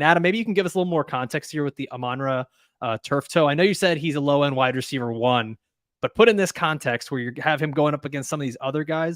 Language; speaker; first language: English; native; English